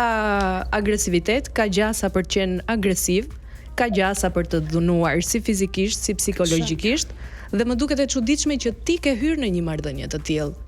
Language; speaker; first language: Albanian; native; Albanian